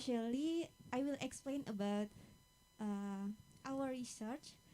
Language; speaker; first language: English; non-native, fluent; Indonesian